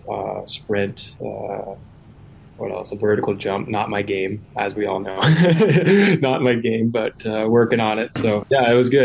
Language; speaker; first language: English; native; English